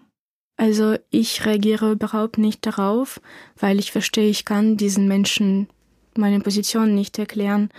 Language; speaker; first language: German; non-native, fluent; Ukrainian